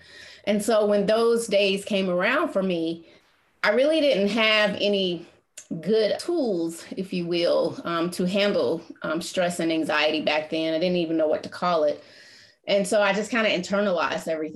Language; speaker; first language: English; native; English